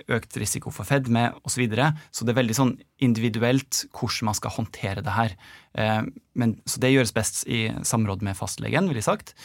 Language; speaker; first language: Norwegian; native; Norwegian